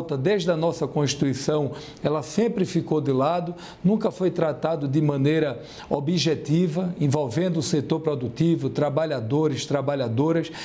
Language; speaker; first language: Portuguese; native; Portuguese